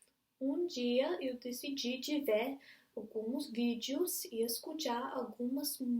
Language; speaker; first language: Portuguese; non-native, learner; English